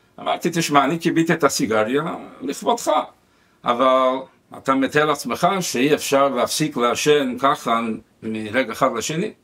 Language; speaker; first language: Hebrew; non-native, fluent; Spanish